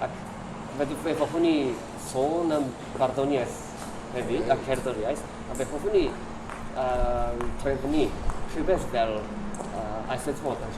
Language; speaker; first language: Welsh; non-native, learner; Japanese